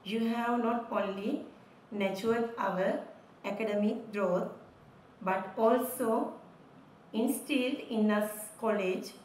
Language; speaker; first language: English; non-native, local second language; Sinhala